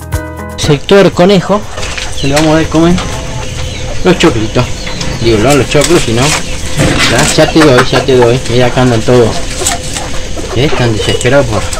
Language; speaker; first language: Spanish; native; Spanish